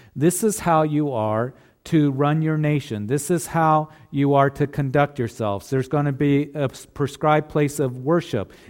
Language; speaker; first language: English; native; English